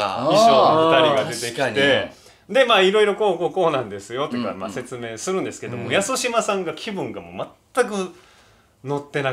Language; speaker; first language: Japanese; native; Japanese